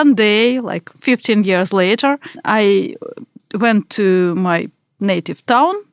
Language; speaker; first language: English; non-native, fluent; Russian